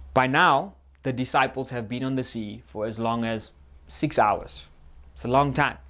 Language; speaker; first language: English; native; English